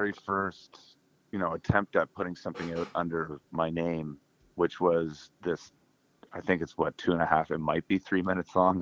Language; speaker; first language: English; native; English